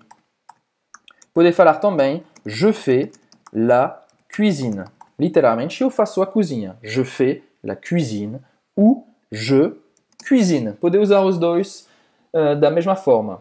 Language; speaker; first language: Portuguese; non-native, fluent; French